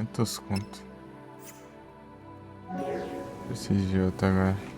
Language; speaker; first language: Portuguese; native; Portuguese